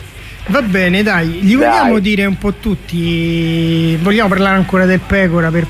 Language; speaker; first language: Italian; native; Italian